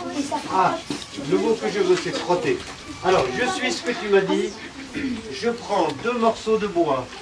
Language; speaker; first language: French; native; French